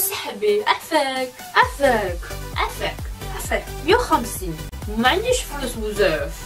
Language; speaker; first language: Arabic; non-native, learner; Korean